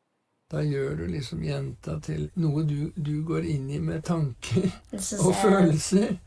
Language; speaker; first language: Norwegian; native; Norwegian